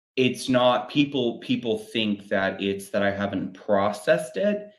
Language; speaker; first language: English; native; English